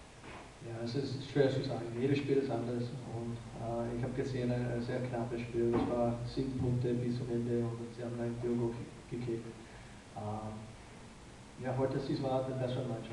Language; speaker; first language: German; non-native, fluent; English